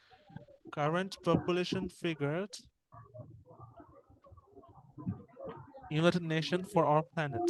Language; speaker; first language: English; non-native, fluent; Bangla